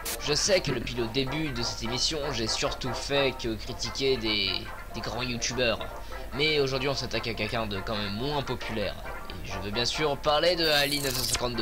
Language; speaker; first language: French; native; French